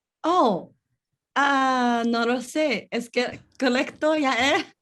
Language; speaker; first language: Spanish; non-native, learner; English